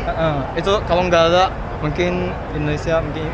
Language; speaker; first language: Indonesian; non-native, fluent; Japanese